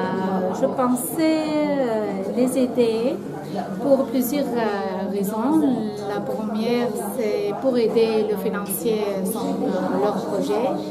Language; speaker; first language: French; non-native, learner; Arabic